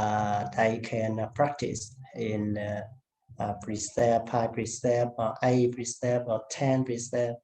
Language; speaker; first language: English; non-native, learner; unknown